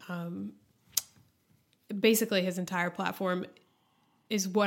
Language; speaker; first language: English; native; English